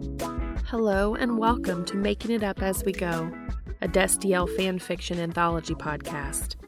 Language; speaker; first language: English; native; English